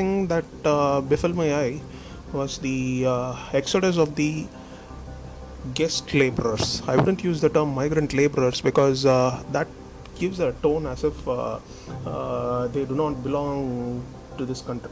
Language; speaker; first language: English; non-native, local second language; Tamil